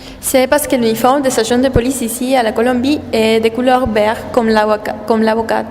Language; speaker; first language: French; non-native, learner; Spanish